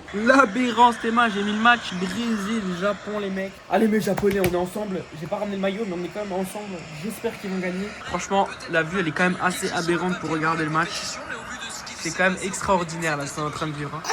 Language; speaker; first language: French; native; French